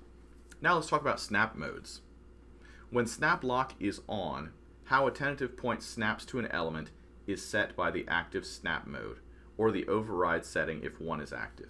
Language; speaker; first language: English; native; English